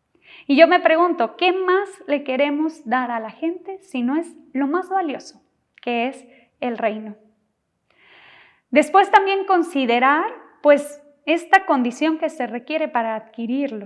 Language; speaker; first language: Spanish; native; Spanish